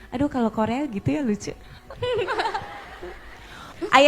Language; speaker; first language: Indonesian; native; Indonesian